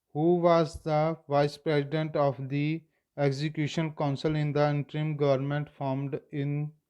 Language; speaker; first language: English; non-native, local second language; Punjabi